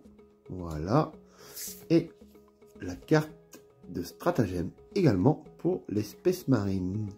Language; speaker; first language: French; native; French